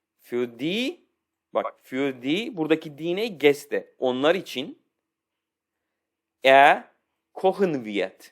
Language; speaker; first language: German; non-native, fluent; Turkish